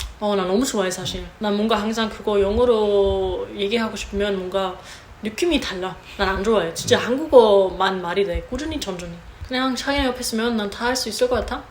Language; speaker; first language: Korean; non-native, learner; German